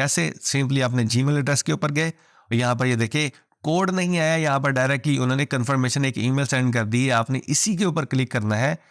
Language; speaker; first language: Urdu; native; Urdu